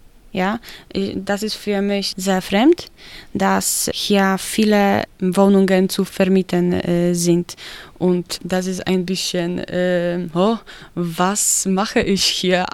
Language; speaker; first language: German; non-native, learner; Polish